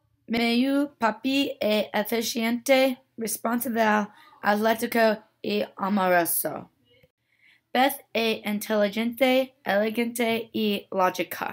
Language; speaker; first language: Portuguese; non-native, learner; English